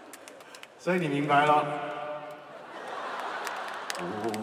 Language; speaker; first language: Chinese; non-native, local second language; Cantonese